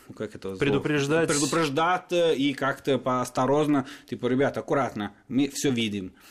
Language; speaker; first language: Russian; non-native, fluent; Italian